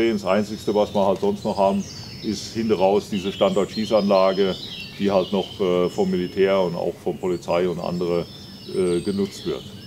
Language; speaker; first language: German; native; German